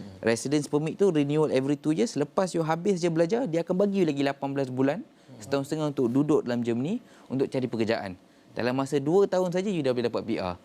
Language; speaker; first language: Malay; native; Malay